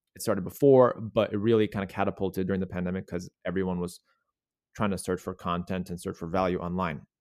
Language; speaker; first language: English; native; English